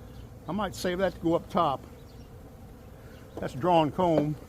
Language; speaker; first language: English; native; English